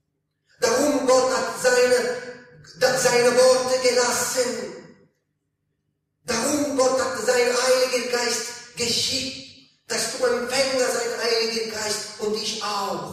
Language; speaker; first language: German; non-native, learner; Italian